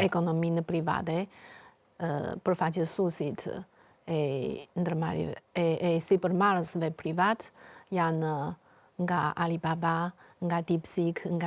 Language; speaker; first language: Albanian; non-native, fluent; Chinese